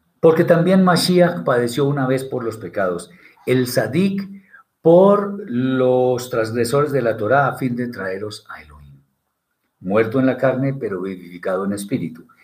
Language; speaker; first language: Spanish; native; Spanish